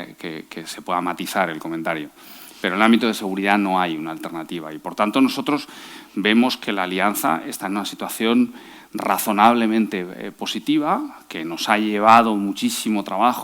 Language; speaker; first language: Spanish; native; Spanish